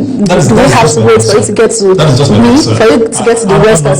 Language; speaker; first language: English; non-native, local second language; Yoruba